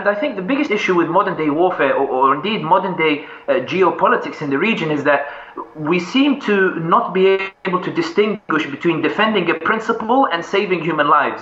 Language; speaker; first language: English; native; English